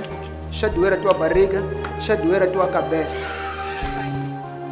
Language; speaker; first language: Portuguese; non-native, local second language; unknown